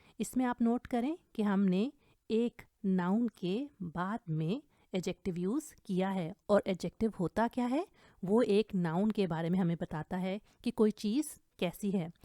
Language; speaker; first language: Urdu; native; Urdu